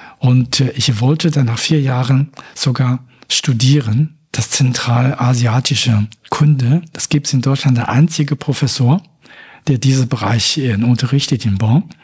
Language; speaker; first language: German; non-native, fluent; Chinese